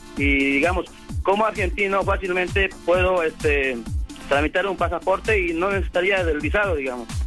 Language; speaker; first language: Spanish; native; Spanish